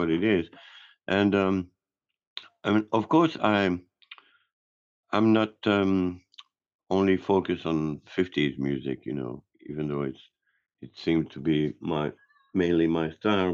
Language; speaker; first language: English; non-native, fluent; French